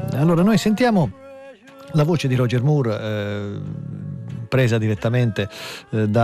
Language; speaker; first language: Italian; native; Italian